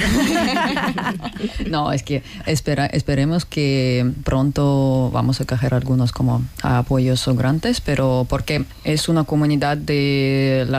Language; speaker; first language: Spanish; non-native, learner; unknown